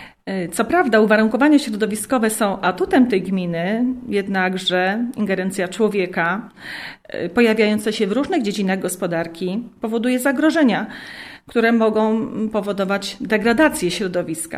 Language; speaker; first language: Polish; native; Polish